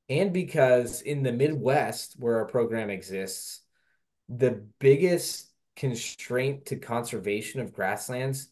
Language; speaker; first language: English; native; English